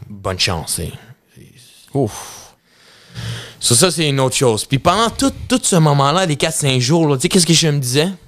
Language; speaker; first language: French; early bilingual, other home language; Russian